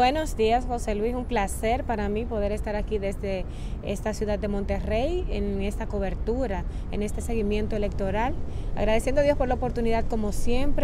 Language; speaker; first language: Spanish; native; Spanish